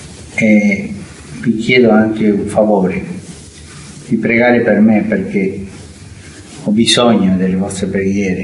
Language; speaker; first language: Italian; non-native, fluent; Spanish